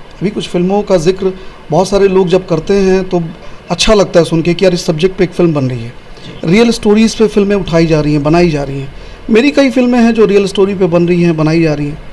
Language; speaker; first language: Hindi; non-native, local second language; Bhojpuri